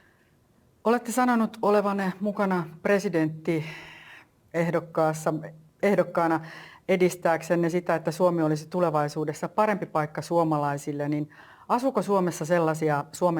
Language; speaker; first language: Finnish; native; Finnish